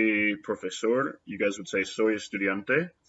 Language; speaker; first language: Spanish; non-native, fluent; English